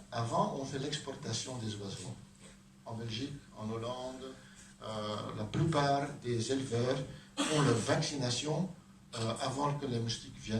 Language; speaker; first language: French; non-native, local second language; Dutch